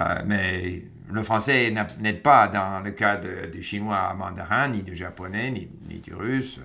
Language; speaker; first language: French; non-native, fluent; English